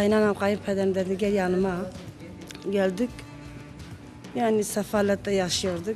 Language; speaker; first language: Turkish; non-native, local second language; Kurdish